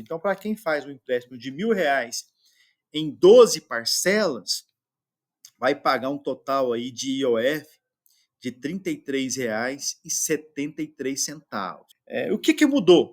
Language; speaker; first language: Portuguese; native; Portuguese